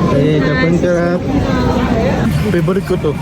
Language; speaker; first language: English; non-native, local second language; Filipino